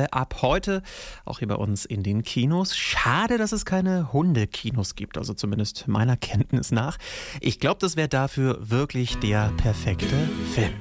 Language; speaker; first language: German; native; German